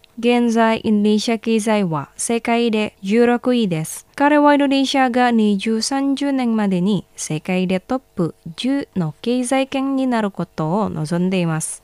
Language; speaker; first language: Japanese; non-native, fluent; Indonesian